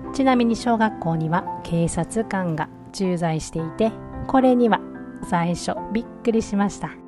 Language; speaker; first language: Japanese; native; Japanese